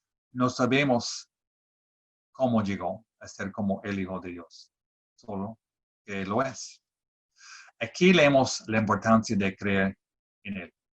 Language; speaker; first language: Spanish; non-native, fluent; English